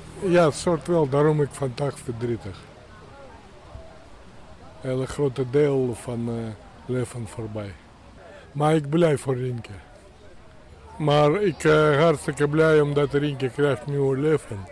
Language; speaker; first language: Dutch; non-native, learner; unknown